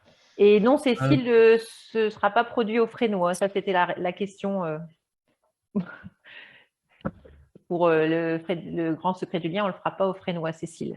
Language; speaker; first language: French; native; French